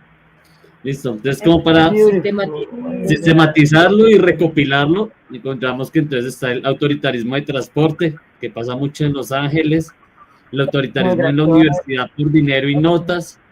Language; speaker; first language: Spanish; native; Spanish